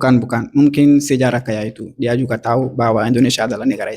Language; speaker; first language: Indonesian; non-native, learner; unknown